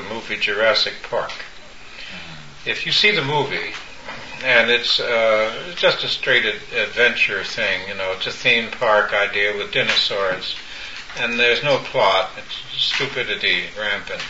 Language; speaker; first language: English; native; English